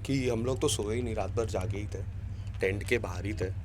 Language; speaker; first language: Hindi; non-native, local second language; Marathi